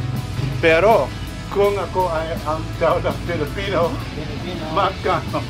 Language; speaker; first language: Filipino; non-native, learner; English